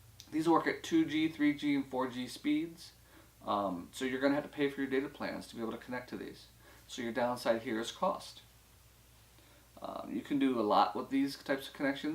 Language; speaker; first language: English; native; English